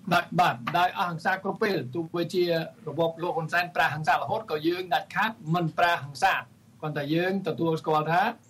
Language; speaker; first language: Khmer; early bilingual, heritage; Khmer